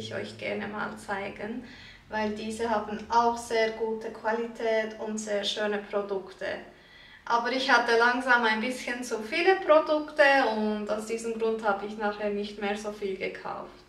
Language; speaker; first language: German; early bilingual, other home language; Turkish